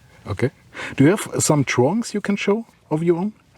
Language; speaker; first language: English; non-native, fluent; German